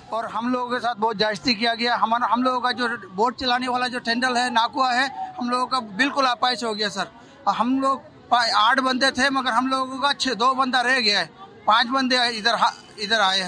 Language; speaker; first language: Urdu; non-native, local second language; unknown